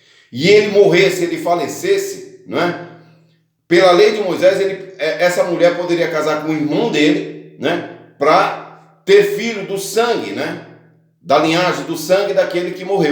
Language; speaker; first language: Portuguese; native; Portuguese